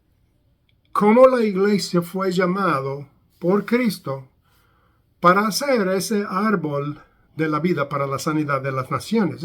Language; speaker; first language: Spanish; non-native, fluent; English